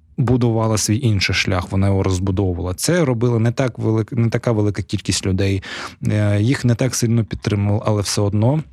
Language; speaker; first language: Ukrainian; non-native, local second language; Russian